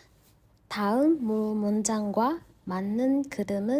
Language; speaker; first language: Korean; non-native, fluent; Burmese